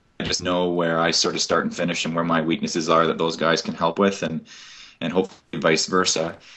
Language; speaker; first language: English; native; English